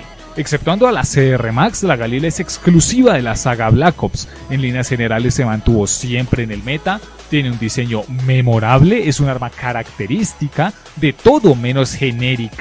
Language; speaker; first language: Spanish; native; Spanish